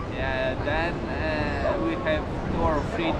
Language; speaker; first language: English; non-native, learner; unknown